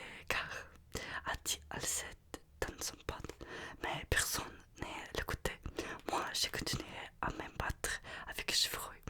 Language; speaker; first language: French; non-native, learner; Russian